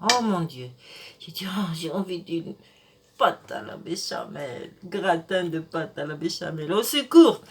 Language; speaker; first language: French; non-native, local second language; Arabic